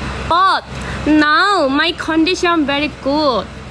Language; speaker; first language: English; non-native, learner; Korean